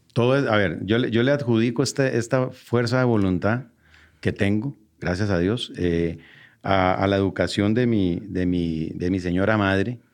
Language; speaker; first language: Spanish; native; Spanish